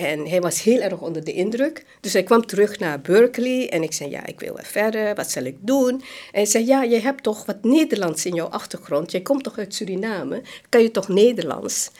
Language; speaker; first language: Dutch; non-native, local second language; Hakka Chinese